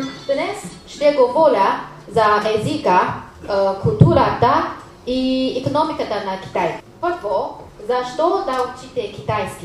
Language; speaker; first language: Bulgarian; non-native, learner; Chinese